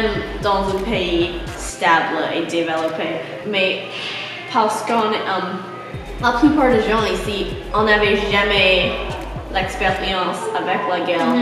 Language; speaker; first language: French; non-native, learner; English